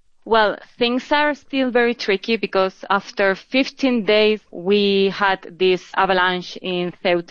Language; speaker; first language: English; non-native, fluent; Spanish